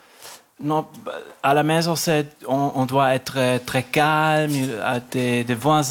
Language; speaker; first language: French; non-native, local second language; German